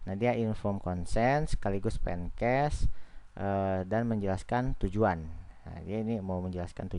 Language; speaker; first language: Indonesian; native; Indonesian